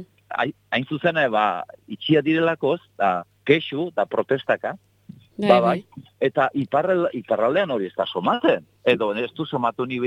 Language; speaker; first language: Basque; native; Basque